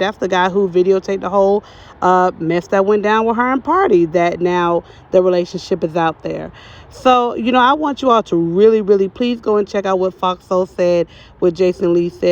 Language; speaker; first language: English; native; English